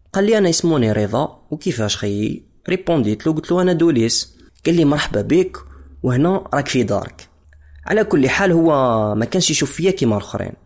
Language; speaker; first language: Arabic; non-native, fluent; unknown